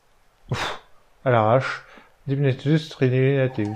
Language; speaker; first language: French; native; French